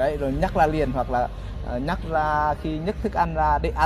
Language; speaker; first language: Vietnamese; native; Vietnamese